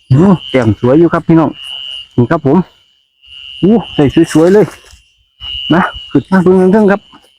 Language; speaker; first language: Thai; non-native, local second language; Northeastern Thai